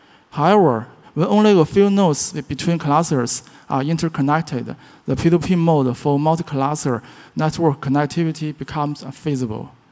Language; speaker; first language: English; non-native, learner; Chinese